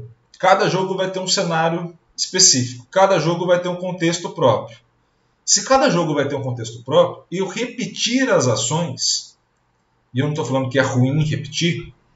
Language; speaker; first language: Portuguese; native; Portuguese